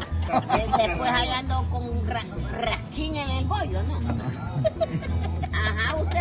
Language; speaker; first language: Spanish; native; Spanish